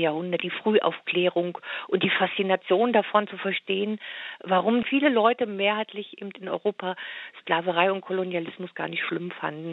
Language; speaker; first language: German; native; German